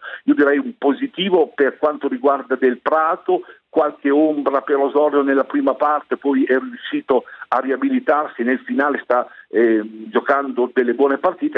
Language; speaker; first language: Italian; native; Italian